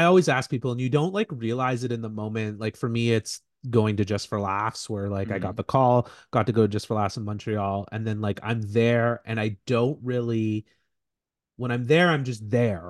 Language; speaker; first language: English; native; English